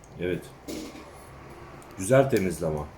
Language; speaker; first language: Turkish; native; Turkish